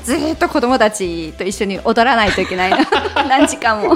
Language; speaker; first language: Japanese; non-native, fluent; Chinese